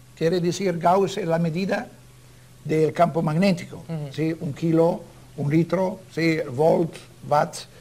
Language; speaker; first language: Spanish; non-native, learner; Italian